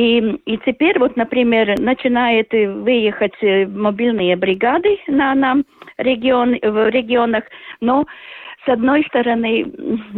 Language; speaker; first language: Russian; non-native, local second language; Latvian